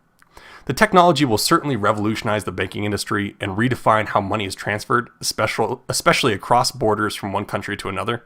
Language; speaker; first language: English; native; English